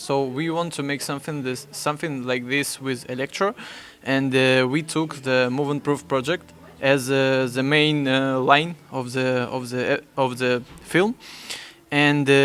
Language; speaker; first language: English; non-native, fluent; Russian